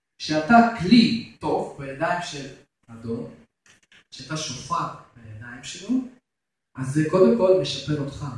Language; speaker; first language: Hebrew; non-native, fluent; Russian